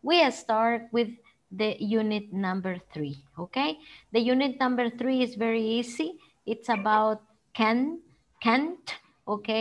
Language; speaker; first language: English; non-native, fluent; Spanish